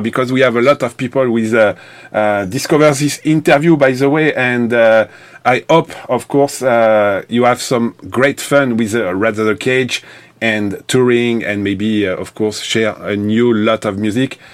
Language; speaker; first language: English; non-native, learner; French